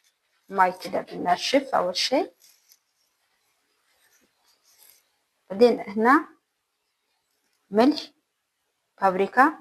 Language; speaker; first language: Arabic; non-native, learner; Amharic